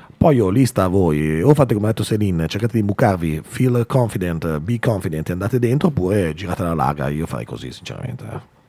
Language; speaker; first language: Italian; native; Italian